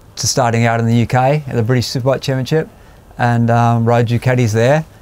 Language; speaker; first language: English; native; English